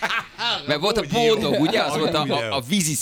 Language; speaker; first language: Hungarian; native; Hungarian